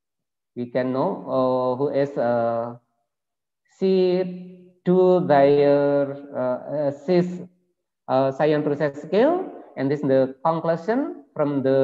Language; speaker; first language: English; non-native, learner; Indonesian